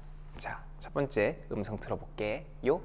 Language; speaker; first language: Korean; native; Korean